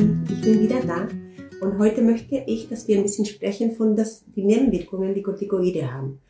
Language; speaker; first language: German; non-native, fluent; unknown